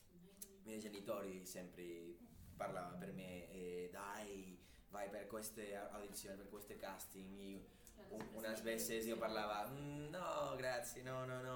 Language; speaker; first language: Italian; non-native, learner; Spanish